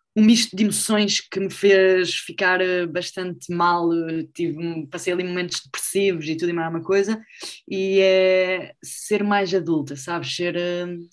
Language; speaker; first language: Portuguese; native; Portuguese